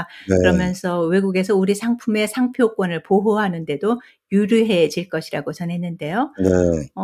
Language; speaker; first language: Korean; native; Korean